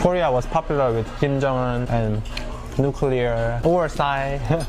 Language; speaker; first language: English; non-native, learner; Korean